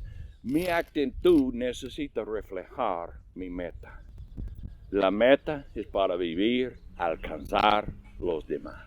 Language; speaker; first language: Spanish; non-native, learner; English